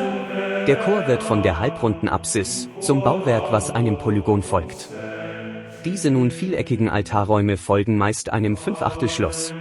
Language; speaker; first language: German; native; German